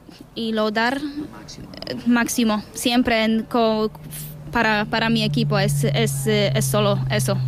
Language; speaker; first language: Spanish; non-native, learner; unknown